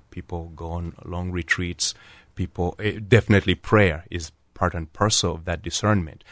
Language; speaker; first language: English; non-native, local second language; Ganda